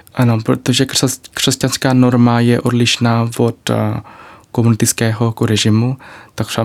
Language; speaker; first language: Czech; non-native, learner; Vietnamese